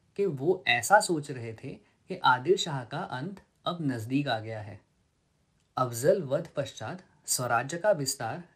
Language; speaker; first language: Hindi; non-native, local second language; Marathi